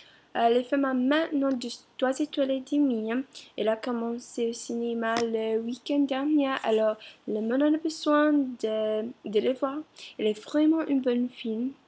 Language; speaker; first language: French; non-native, learner; English